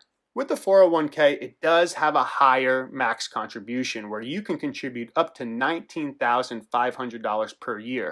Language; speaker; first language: English; native; English